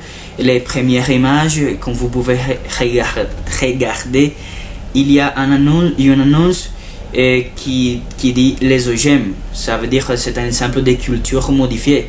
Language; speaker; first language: French; non-native, learner; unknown